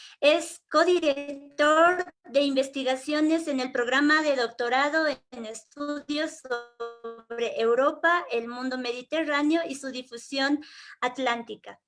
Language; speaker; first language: Spanish; native; Spanish